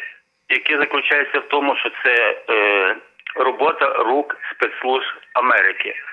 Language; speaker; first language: Ukrainian; non-native, local second language; Russian